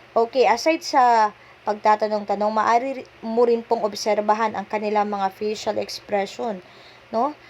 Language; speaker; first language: Filipino; non-native, local second language; Cebuano